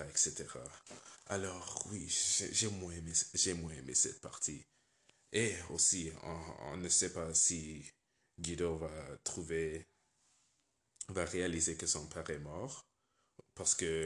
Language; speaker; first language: French; non-native, learner; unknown